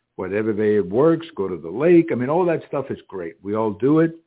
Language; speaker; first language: English; early bilingual, other home language; Spanish